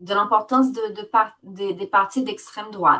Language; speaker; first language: French; non-native, fluent; Portuguese